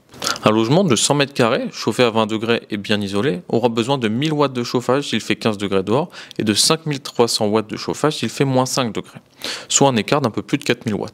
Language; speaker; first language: French; native; French